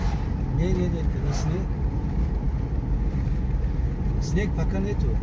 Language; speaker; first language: Russian; non-native, local second language; Tajik